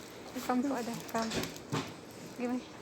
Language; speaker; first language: Arabic; non-native, learner; Filipino